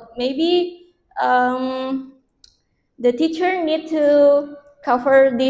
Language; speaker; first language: English; non-native, learner; Indonesian